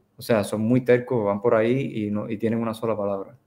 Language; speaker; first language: Spanish; native; Spanish